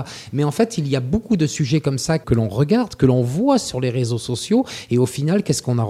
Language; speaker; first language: French; native; French